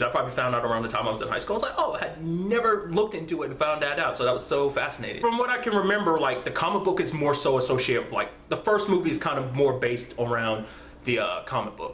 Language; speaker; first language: English; native; English